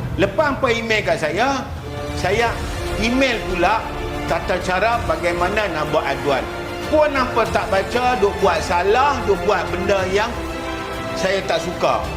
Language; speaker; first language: Malay; native; Malay